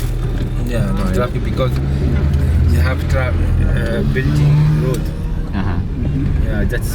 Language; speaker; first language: English; non-native, learner; Sango